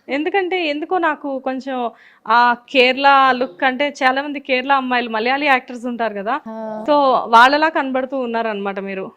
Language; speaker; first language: Telugu; native; Telugu